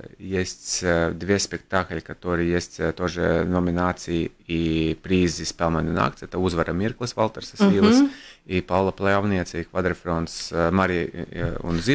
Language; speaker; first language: Russian; non-native, local second language; Latvian